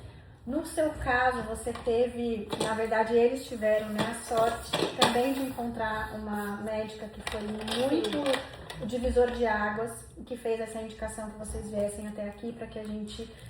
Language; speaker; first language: Portuguese; native; Portuguese